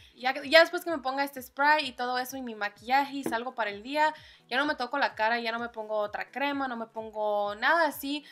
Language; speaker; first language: Spanish; early bilingual, heritage; Spanish